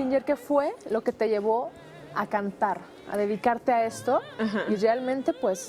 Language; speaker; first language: Spanish; native; Spanish